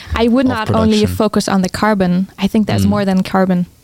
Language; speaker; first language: English; non-native, fluent; German